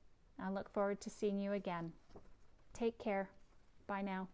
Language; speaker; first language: English; native; English